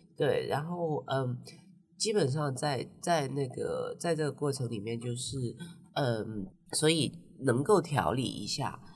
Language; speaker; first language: Chinese; non-native, local second language; Cantonese